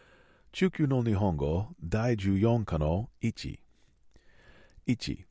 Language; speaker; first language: Japanese; non-native, learner; English